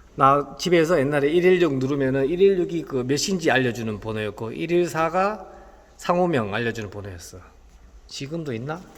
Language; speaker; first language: Korean; native; Korean